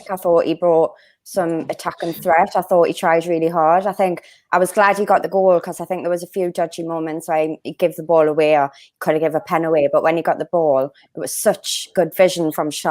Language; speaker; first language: English; native; English